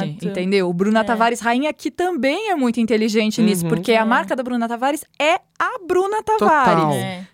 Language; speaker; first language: Portuguese; native; Portuguese